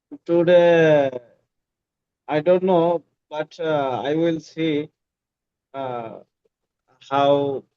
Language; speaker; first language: English; non-native, learner; Bangla